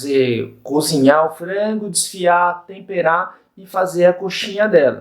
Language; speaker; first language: Portuguese; native; Portuguese